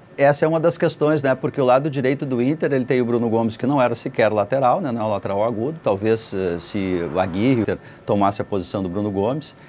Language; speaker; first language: Portuguese; native; Portuguese